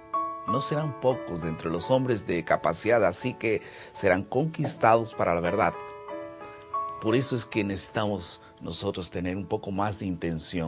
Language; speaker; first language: Spanish; non-native, fluent; Portuguese